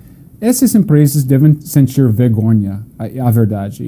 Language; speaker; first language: Portuguese; non-native, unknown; English